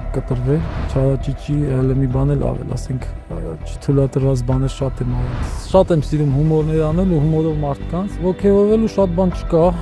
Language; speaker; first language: Armenian; native; Armenian